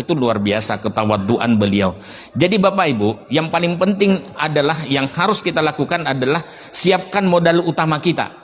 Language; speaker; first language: Indonesian; native; Indonesian